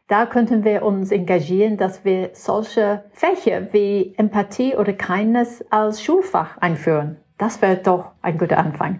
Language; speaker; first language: German; non-native, fluent; English